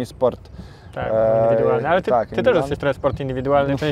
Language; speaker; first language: Polish; native; Polish